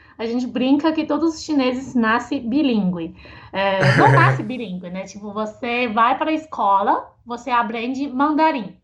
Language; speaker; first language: Portuguese; non-native, fluent; Chinese